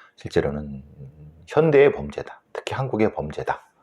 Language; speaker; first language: Korean; native; Korean